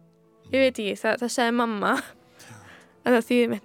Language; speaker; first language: Icelandic; early bilingual, heritage; Icelandic